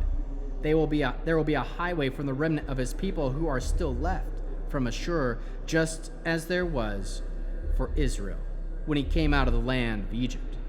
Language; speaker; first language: English; native; English